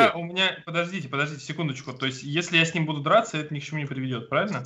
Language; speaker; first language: Russian; native; Russian